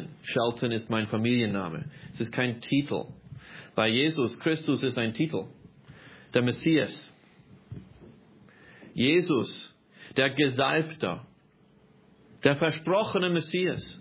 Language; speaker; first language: German; non-native, fluent; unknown